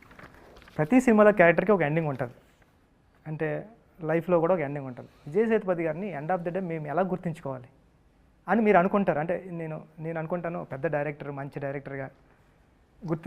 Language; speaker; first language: Telugu; native; Telugu